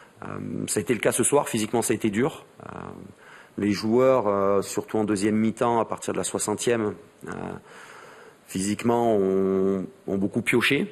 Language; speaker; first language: French; native; French